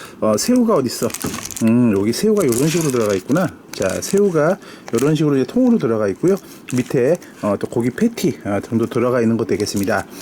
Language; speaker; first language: Korean; native; Korean